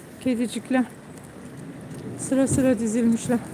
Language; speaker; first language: Turkish; native; Turkish